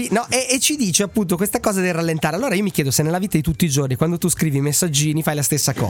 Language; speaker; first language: Italian; native; Italian